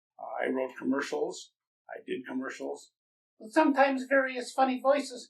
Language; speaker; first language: English; native; English